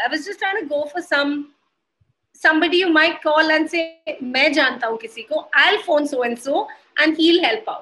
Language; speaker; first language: English; non-native, local second language; Hindi